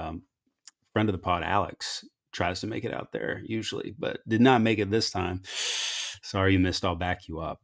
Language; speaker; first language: English; native; English